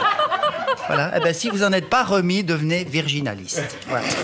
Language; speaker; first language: French; native; French